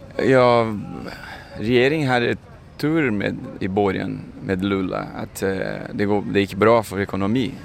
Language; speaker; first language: Swedish; non-native, fluent; Portuguese